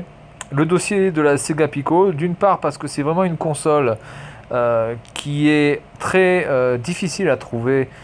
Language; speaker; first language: French; native; French